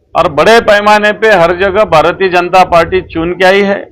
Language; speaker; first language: Hindi; non-native, local second language; Marathi